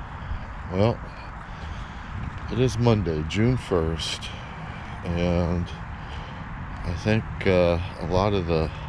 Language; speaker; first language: English; native; English